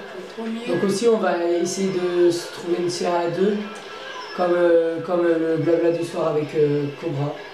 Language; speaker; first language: French; native; French